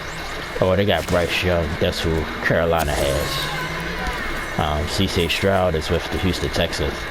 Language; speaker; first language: English; native; English